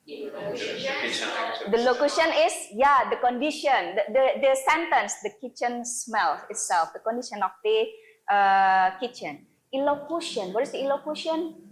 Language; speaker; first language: English; non-native, fluent; Indonesian